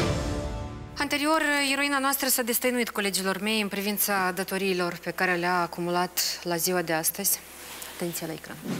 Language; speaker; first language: Romanian; native; Romanian